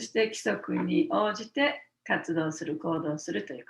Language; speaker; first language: Japanese; native; Japanese